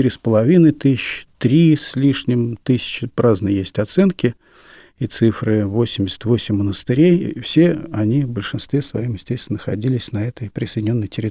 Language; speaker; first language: Russian; native; Russian